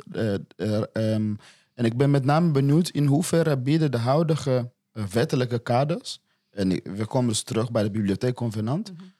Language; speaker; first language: Dutch; non-native, fluent; Swahili